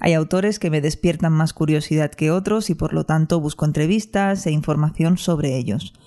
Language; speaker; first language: Spanish; non-native, local second language; Catalan